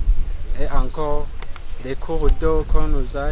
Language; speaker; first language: French; non-native, local second language; Rundi